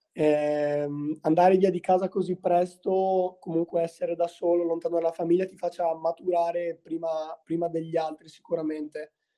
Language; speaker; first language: Italian; native; Italian